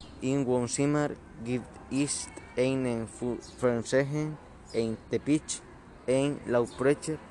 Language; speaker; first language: German; non-native, learner; Spanish